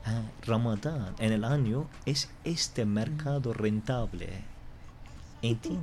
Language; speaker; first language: Spanish; non-native, learner; Turkish